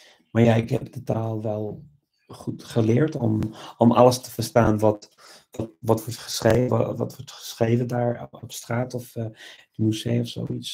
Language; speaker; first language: Dutch; non-native, fluent; English